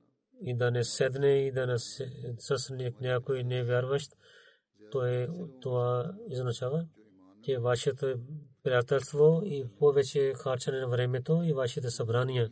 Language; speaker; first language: Bulgarian; non-native, learner; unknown